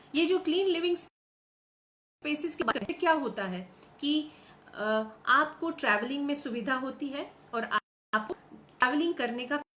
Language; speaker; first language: Hindi; non-native, local second language; Gujarati